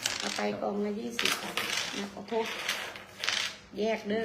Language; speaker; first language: Thai; native; Thai